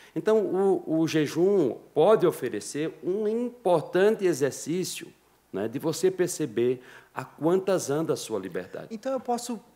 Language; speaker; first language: Portuguese; native; Portuguese